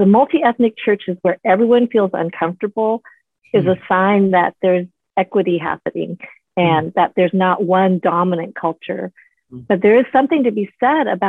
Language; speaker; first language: English; native; English